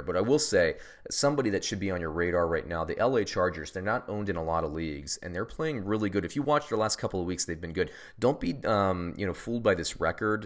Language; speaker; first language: English; native; English